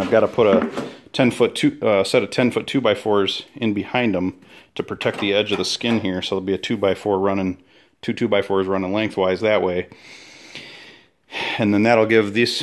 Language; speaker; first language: English; native; English